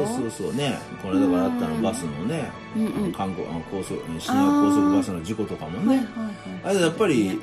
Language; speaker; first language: Japanese; native; Japanese